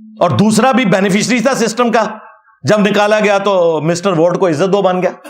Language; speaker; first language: Urdu; non-native, local second language; Punjabi